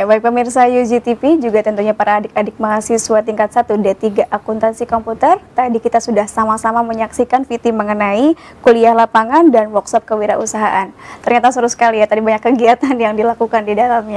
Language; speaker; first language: Indonesian; native; Indonesian